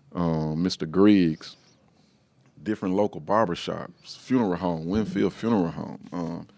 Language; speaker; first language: English; native; English